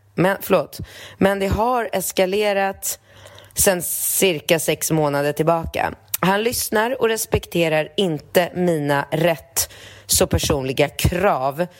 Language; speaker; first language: Swedish; early bilingual, other home language; Polish